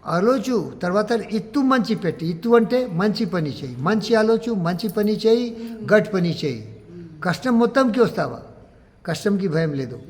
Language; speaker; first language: Telugu; non-native, learner; Hindi